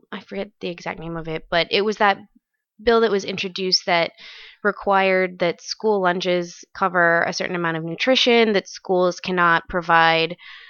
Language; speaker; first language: English; native; English